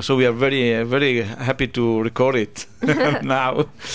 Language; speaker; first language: English; non-native, fluent; Italian